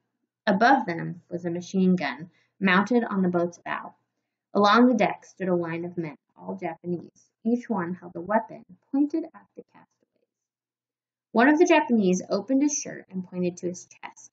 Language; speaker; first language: English; native; English